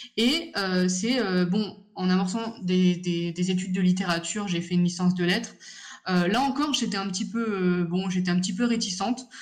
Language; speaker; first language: French; native; French